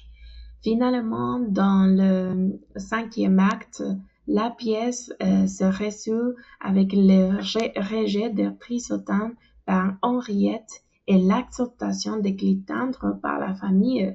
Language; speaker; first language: French; non-native, fluent; Spanish